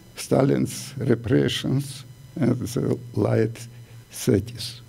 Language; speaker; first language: English; non-native, learner; Ukrainian